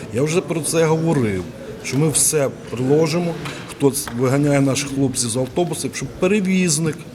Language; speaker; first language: Ukrainian; native; Ukrainian